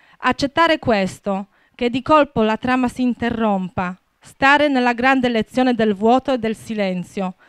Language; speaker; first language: Italian; non-native, fluent; Polish